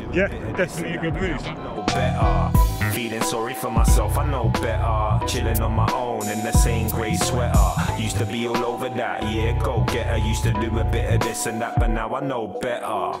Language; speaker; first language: English; native; English